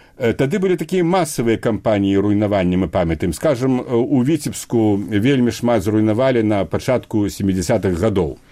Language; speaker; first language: Belarusian; native; Belarusian